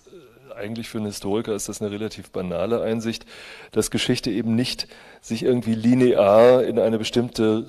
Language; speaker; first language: German; native; German